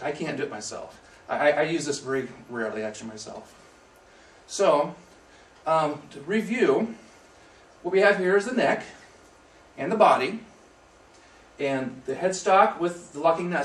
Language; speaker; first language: English; native; English